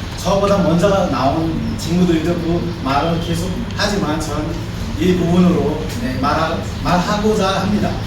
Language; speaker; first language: Korean; non-native, fluent; Nepali